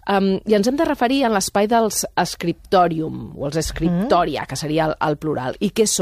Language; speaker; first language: Catalan; native; Catalan